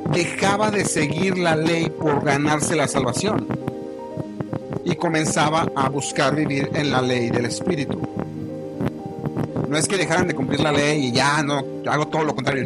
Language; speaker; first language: Spanish; native; Spanish